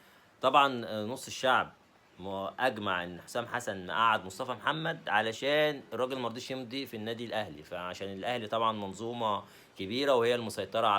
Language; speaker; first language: Arabic; native; Arabic